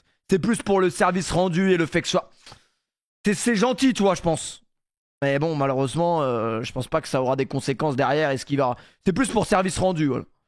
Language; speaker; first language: French; native; French